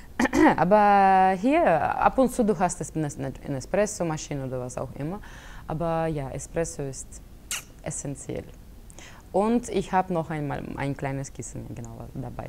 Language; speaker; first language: German; non-native, fluent; Russian